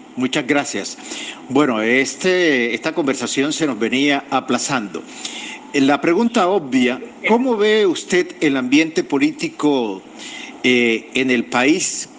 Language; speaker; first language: Spanish; native; Spanish